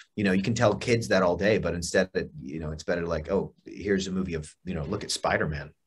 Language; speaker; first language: English; native; English